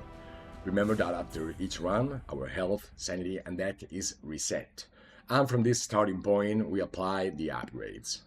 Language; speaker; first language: English; non-native, fluent; Spanish